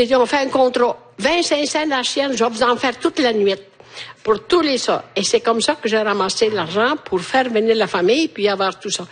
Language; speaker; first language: French; native; French